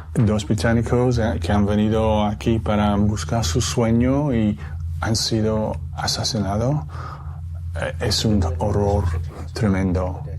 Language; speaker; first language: Spanish; non-native, fluent; English